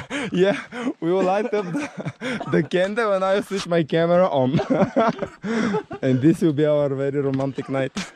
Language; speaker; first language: English; non-native, fluent; Bulgarian